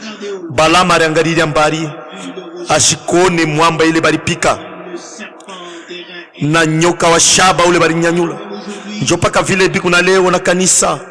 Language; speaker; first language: Swahili; native; Swahili